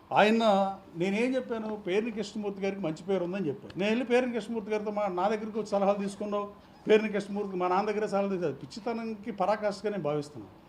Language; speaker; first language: Telugu; native; Telugu